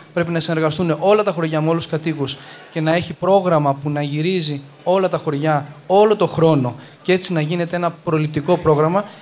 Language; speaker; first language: Greek; native; Greek